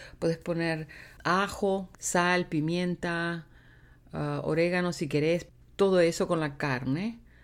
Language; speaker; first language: Spanish; native; Spanish